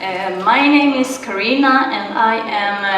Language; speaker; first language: English; non-native, learner; Swedish